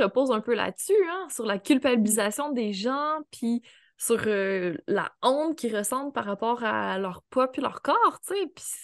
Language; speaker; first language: French; native; French